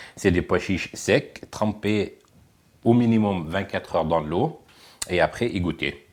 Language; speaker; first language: French; non-native, fluent; Arabic